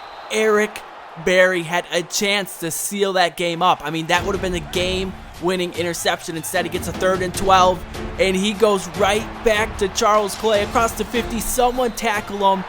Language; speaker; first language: English; native; English